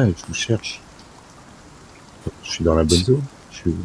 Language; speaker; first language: French; native; French